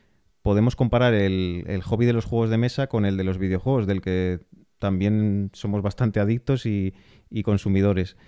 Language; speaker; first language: Spanish; native; Spanish